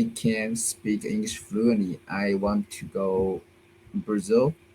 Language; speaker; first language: English; non-native, learner; Chinese